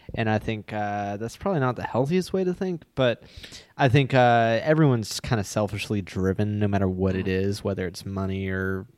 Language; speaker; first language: English; native; English